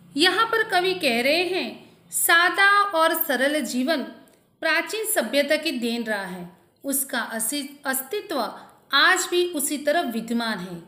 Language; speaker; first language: Hindi; non-native, local second language; Gujarati